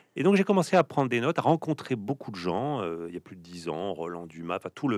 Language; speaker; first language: French; native; French